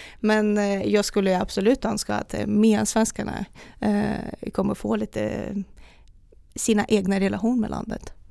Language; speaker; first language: Swedish; non-native, fluent; Russian